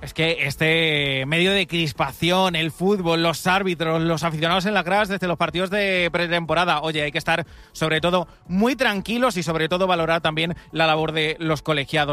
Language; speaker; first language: Spanish; native; Spanish